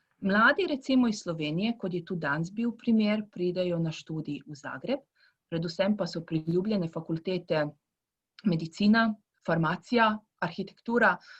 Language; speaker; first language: Slovenian; early bilingual, heritage; Croatian